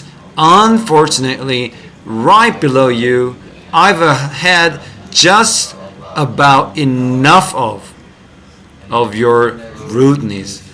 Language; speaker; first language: English; non-native, fluent; Korean